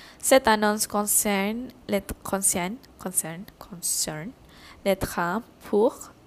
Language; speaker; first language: French; non-native, fluent; Malay